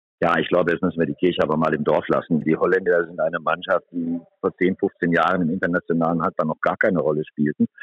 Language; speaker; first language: German; native; German